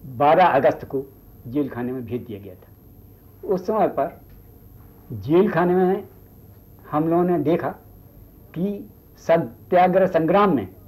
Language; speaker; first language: Hindi; native; Hindi